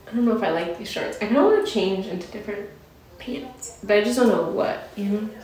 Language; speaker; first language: English; native; English